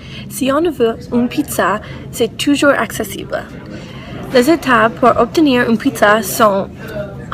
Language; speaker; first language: French; non-native, learner; English